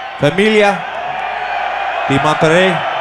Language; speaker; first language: Spanish; non-native, learner; English